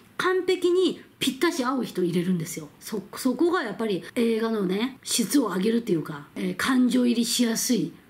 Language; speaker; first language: Japanese; non-native, fluent; Korean